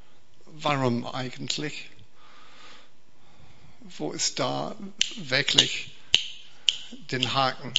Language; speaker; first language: German; non-native, fluent; English